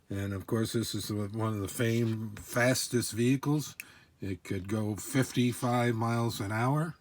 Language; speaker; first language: English; native; English